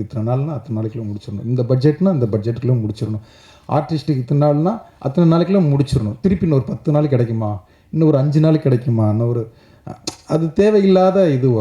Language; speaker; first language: Tamil; native; Tamil